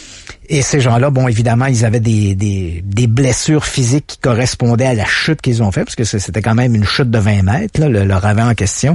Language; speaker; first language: French; native; French